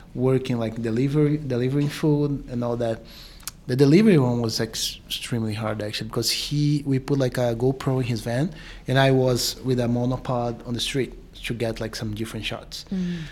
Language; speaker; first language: English; non-native, fluent; Portuguese